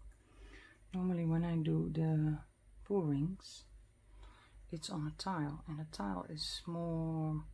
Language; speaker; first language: English; non-native, fluent; Dutch